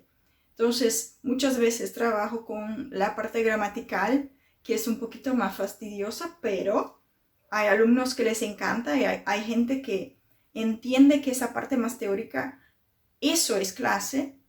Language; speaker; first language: Spanish; non-native, fluent; Portuguese